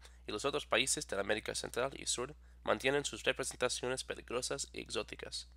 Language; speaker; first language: Spanish; non-native, fluent; English